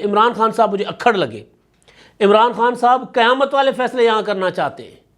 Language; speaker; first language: Urdu; non-native, local second language; Sindhi